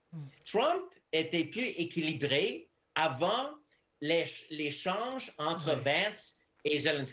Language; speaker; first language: French; non-native, fluent; English